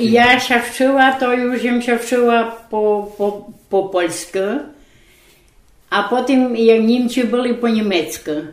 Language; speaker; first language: Polish; non-native, local second language; Rusyn